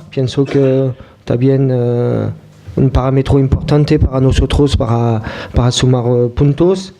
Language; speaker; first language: Spanish; non-native, fluent; French